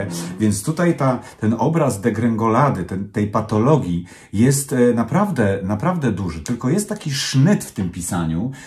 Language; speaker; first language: Polish; native; Polish